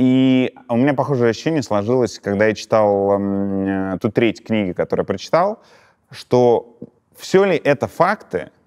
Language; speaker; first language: Russian; native; Russian